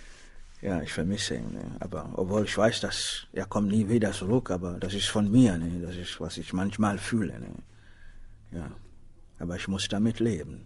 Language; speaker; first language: German; non-native, learner; Swahili